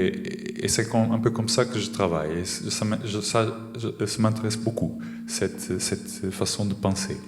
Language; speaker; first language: French; non-native, fluent; Portuguese